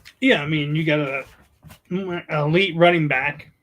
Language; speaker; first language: English; native; English